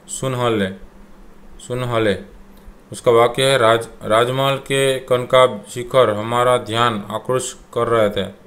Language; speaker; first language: Hindi; non-native, local second language; Gujarati